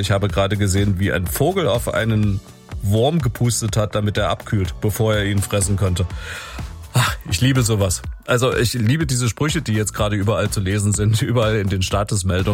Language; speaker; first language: German; native; German